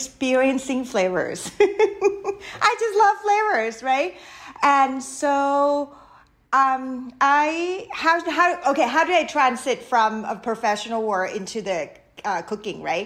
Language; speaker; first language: English; non-native, fluent; Thai